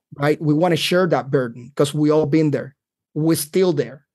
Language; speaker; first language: English; non-native, fluent; Spanish